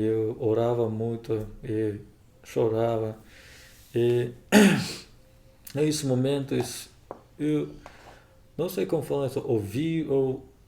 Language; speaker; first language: Portuguese; non-native, learner; Russian